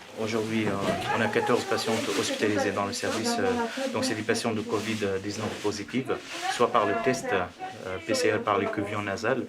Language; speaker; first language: French; non-native, fluent; Arabic